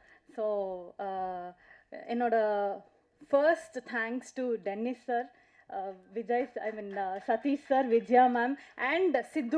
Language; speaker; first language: Tamil; non-native, learner; Kannada